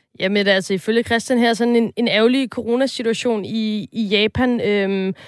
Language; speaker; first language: Danish; native; Danish